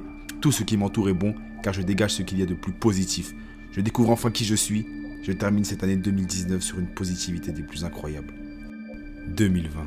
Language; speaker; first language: French; native; French